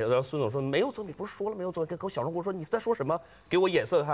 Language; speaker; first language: Chinese; native; Chinese